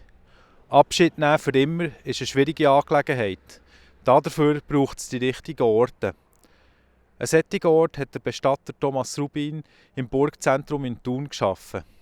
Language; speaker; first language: German; native; German